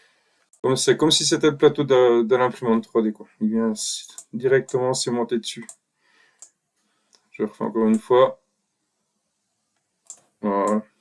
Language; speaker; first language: French; native; French